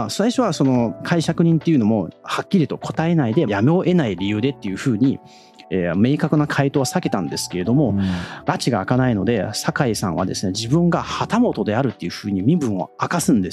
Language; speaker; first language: Japanese; native; Japanese